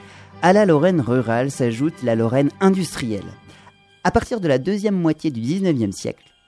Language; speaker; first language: French; native; French